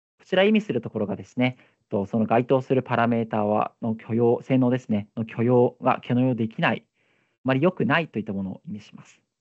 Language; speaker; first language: Japanese; native; Japanese